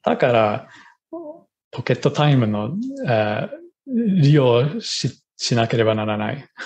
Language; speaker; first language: Japanese; non-native, learner; English